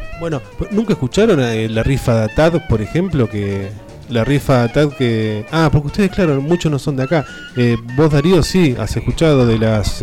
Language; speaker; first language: Spanish; native; Spanish